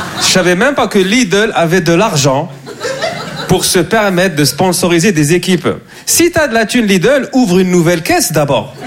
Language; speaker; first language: French; native; French